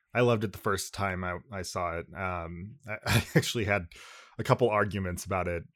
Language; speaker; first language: English; early bilingual, other home language; Japanese